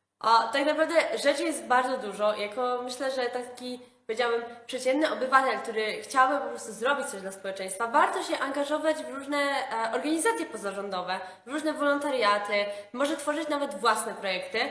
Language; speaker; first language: Polish; native; Polish